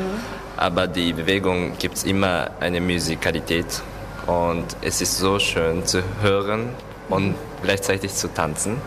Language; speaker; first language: German; non-native, learner; Japanese